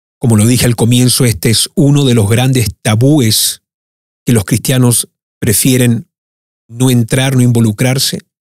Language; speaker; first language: Spanish; early bilingual, heritage; Spanish